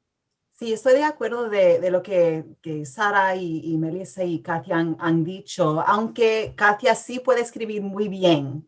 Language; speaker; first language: Spanish; early bilingual, heritage; English